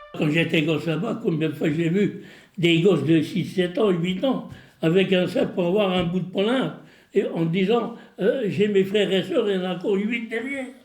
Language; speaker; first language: French; early bilingual, other home language; Italian